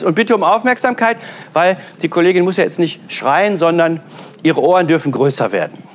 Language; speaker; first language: German; native; German